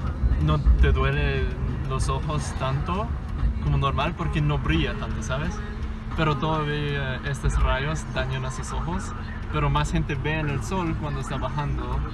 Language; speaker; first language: Spanish; non-native, fluent; English